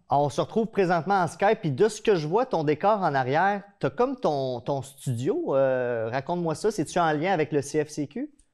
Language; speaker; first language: French; native; French